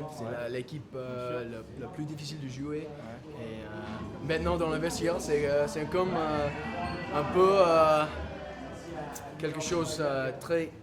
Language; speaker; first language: French; non-native, fluent; English